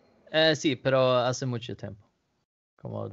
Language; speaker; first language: Spanish; non-native, learner; Danish